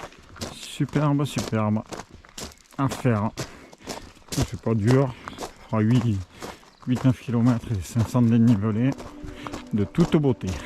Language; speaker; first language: French; native; French